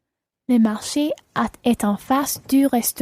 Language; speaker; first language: French; non-native, learner; English